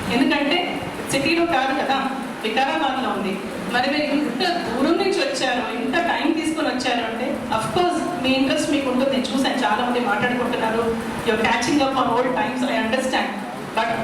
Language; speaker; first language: Telugu; non-native, local second language; Kannada